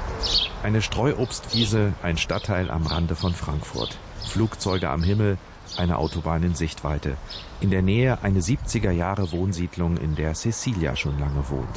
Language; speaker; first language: German; native; German